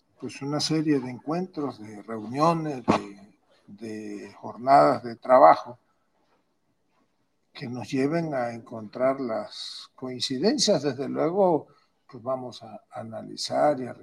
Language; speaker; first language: Spanish; native; Spanish